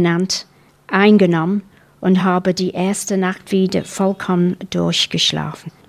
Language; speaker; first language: German; non-native, fluent; English